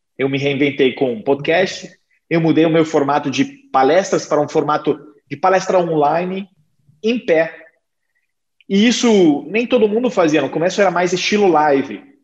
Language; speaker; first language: Portuguese; non-native, fluent; Italian